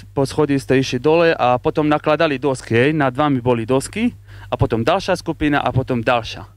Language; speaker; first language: Slovak; non-native, learner; Persian